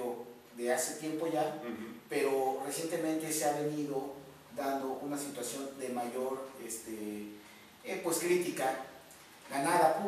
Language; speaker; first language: Spanish; native; Spanish